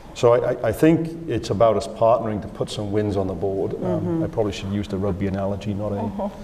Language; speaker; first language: English; native; English